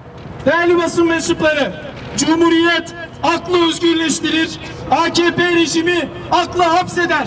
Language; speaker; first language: Turkish; native; Turkish